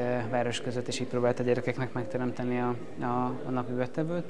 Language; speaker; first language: Hungarian; native; Hungarian